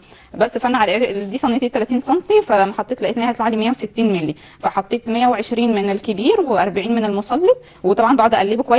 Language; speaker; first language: Arabic; native; Arabic